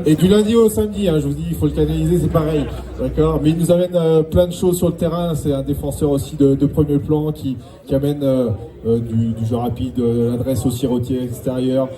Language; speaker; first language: French; native; French